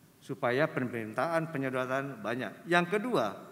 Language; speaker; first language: Indonesian; native; Indonesian